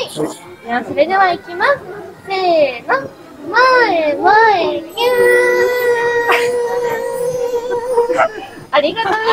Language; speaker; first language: Japanese; native; Japanese